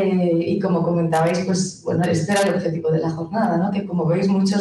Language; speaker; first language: Spanish; native; Spanish